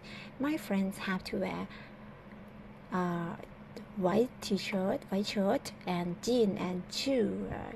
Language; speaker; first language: English; non-native, learner; Thai